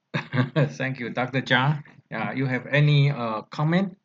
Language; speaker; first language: English; non-native, learner; Chinese